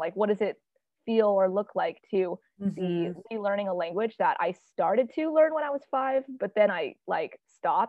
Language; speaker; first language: English; native; English